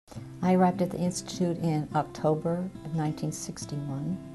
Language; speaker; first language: English; native; English